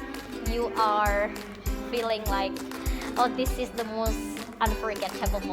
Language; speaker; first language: English; non-native, fluent; Indonesian